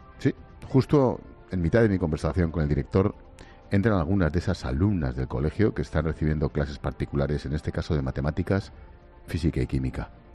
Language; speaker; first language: Spanish; native; Spanish